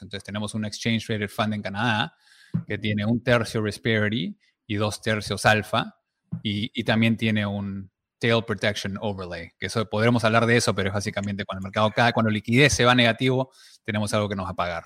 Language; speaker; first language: Spanish; early bilingual, heritage; Spanish